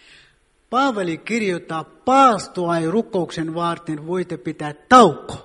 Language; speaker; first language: Finnish; non-native, fluent; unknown